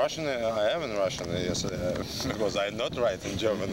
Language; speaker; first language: English; non-native, learner; Russian